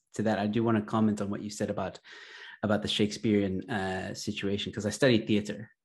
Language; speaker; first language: English; early bilingual, other home language; Arabic